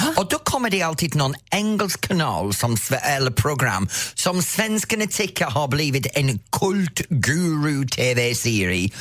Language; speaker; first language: Swedish; non-native, fluent; English